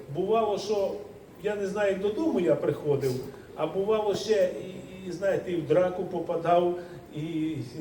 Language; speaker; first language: Ukrainian; native; Ukrainian